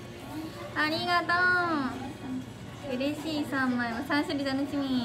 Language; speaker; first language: Japanese; native; Japanese